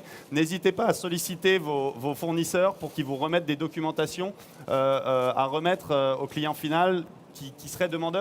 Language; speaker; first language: French; native; French